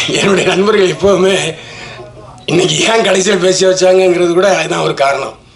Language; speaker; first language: Tamil; native; Tamil